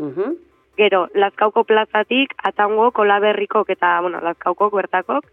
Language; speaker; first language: Basque; native; Basque